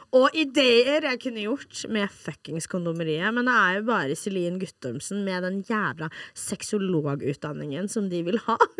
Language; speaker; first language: Norwegian; non-native, fluent; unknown